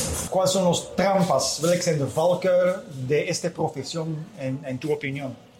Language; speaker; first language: Spanish; non-native, learner; Dutch